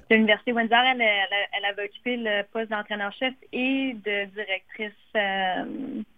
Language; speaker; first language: French; native; French